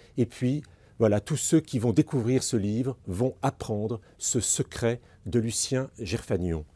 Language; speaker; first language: French; native; French